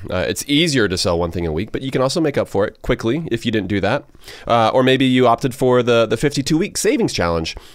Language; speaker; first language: English; native; English